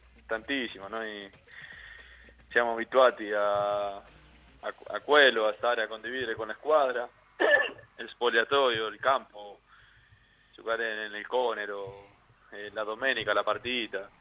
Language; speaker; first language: Italian; non-native, learner; Spanish